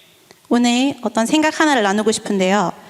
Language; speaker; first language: Korean; native; Korean